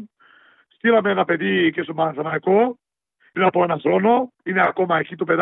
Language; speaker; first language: Greek; early bilingual, heritage; Greek